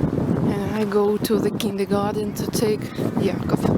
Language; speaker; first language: English; non-native, local second language; Russian